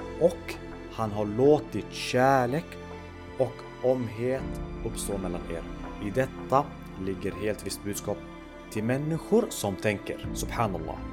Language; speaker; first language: Swedish; early bilingual, other home language; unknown